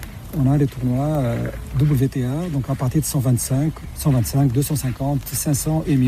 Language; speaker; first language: French; non-native, fluent; Portuguese